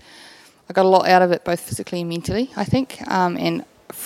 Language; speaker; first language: English; native; English